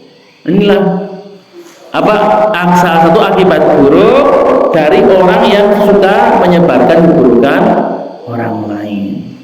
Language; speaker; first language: Indonesian; non-native, local second language; Javanese